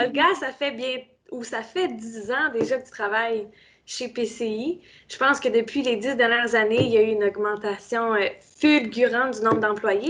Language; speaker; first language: French; native; French